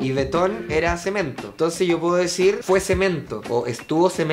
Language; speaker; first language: Spanish; native; Spanish